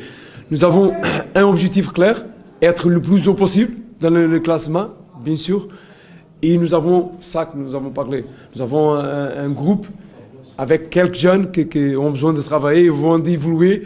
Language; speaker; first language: French; non-native, learner; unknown